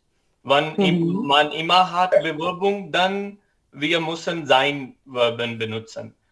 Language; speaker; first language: German; non-native, learner; Urdu